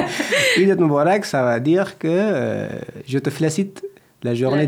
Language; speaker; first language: French; non-native, learner; Persian